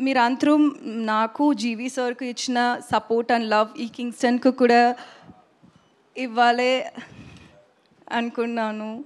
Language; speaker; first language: Telugu; non-native, learner; Tamil